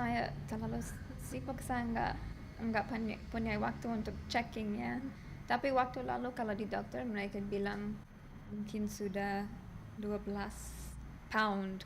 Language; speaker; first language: Indonesian; non-native, learner; English